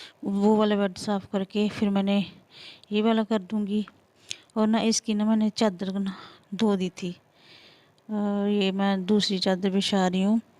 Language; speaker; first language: Hindi; non-native, local second language; Punjabi